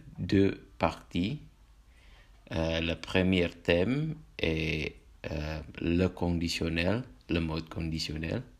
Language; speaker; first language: French; non-native, learner; Indonesian